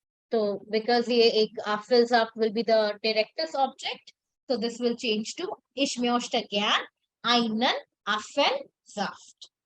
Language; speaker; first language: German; non-native, fluent; Hindi